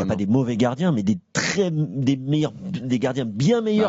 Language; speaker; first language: French; native; French